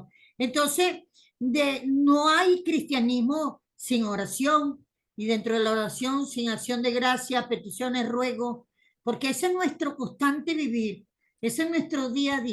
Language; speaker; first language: Spanish; native; Spanish